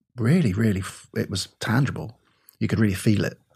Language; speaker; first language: English; native; English